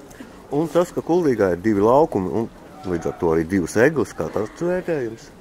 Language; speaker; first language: Latvian; native; Latvian